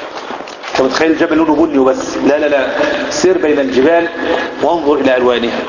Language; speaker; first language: Arabic; native; Arabic